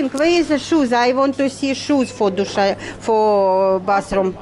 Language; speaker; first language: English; non-native, learner; Russian